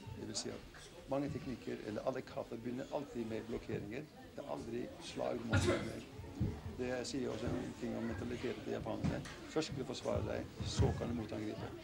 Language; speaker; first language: Norwegian; native; Norwegian